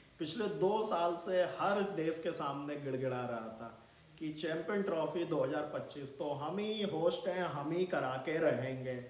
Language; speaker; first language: Hindi; native; Hindi